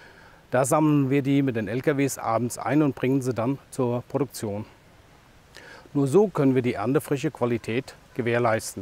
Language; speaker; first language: German; native; German